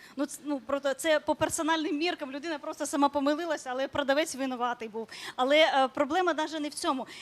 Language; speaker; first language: Ukrainian; native; Ukrainian